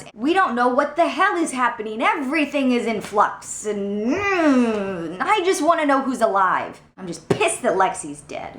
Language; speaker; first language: English; native; English